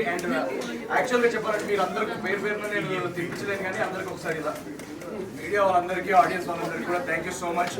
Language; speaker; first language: Telugu; native; Telugu